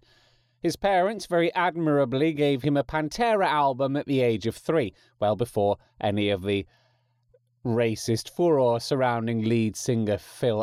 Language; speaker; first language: English; native; English